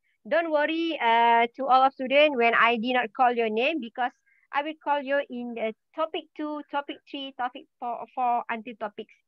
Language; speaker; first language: English; non-native, learner; Malay